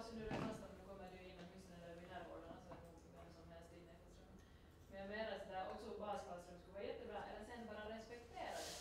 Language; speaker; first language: Swedish; native; Swedish